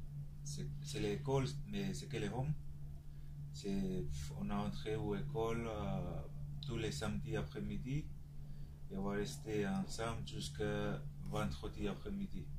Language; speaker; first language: French; non-native, learner; Tongan